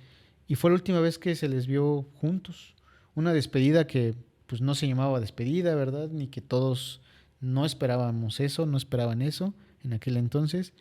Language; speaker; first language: Spanish; native; Spanish